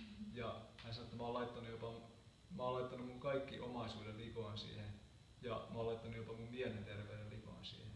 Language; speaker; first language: Finnish; native; Finnish